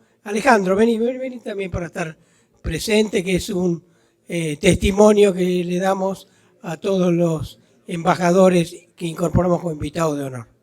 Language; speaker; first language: Spanish; native; Spanish